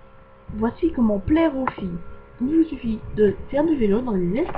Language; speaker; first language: French; native; French